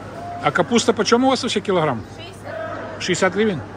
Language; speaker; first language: Russian; native; Russian